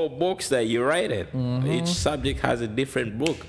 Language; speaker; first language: English; non-native, local second language; Ganda